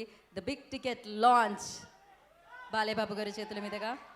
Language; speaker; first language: Telugu; native; Telugu